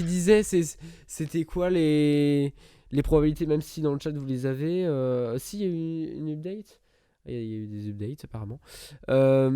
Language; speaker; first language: French; native; French